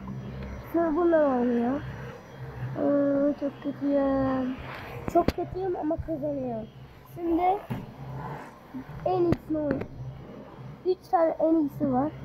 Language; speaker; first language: Turkish; early bilingual, heritage; Turkish